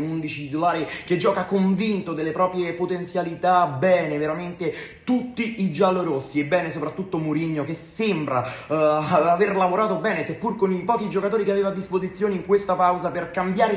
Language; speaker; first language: Italian; native; Italian